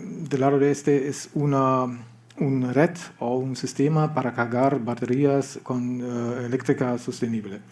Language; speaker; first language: Spanish; non-native, learner; German